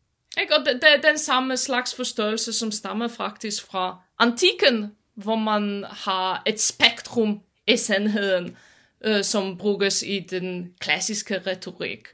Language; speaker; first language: Danish; non-native, fluent; Polish